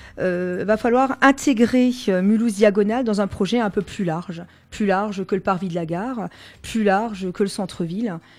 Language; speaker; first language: French; non-native, local second language; Swiss German